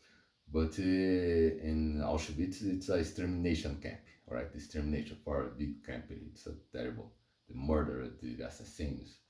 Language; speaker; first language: English; non-native, learner; Portuguese